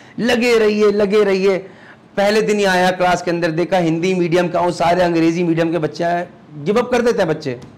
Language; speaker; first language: Hindi; native; Hindi